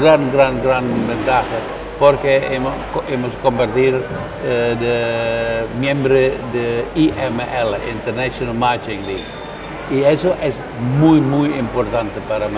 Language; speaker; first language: Spanish; non-native, learner; Dutch